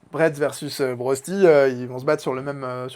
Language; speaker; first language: French; native; French